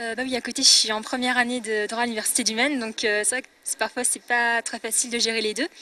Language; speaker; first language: French; native; French